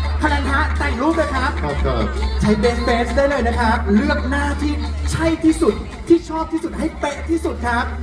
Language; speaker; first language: Thai; native; Thai